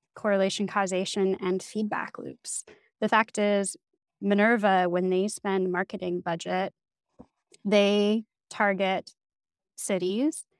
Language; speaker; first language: English; native; English